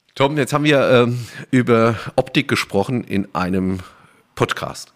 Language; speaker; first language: German; native; German